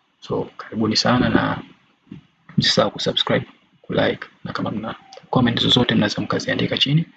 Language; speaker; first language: Swahili; native; Swahili